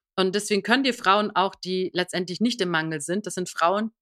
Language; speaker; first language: German; early bilingual, other home language; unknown